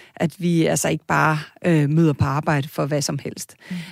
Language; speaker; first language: Danish; native; Danish